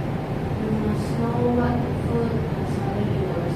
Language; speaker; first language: English; non-native, learner; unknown